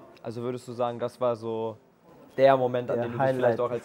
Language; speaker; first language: German; native; German